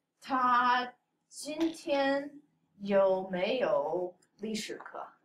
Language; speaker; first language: Chinese; non-native, fluent; English